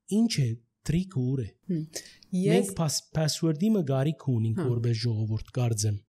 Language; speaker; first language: Armenian; early bilingual, heritage; Armenian